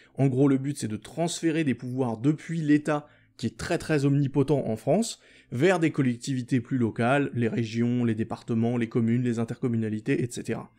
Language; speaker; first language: French; native; French